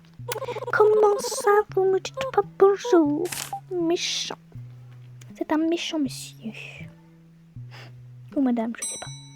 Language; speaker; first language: French; native; French